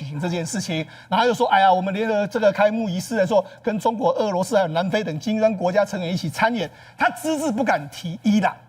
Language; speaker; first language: Chinese; native; Chinese